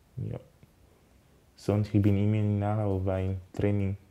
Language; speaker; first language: German; non-native, learner; French